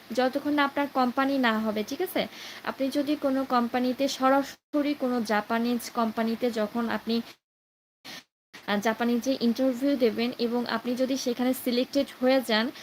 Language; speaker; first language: Bangla; native; Bangla